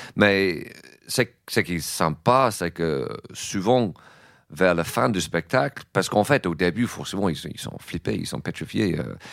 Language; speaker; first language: French; non-native, fluent; English